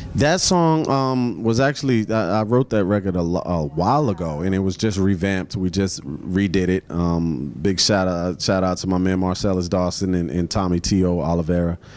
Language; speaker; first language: English; native; English